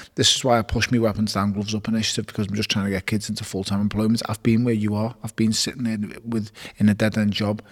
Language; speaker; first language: English; native; English